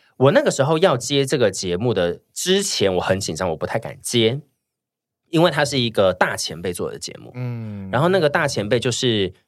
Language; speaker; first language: Chinese; native; Chinese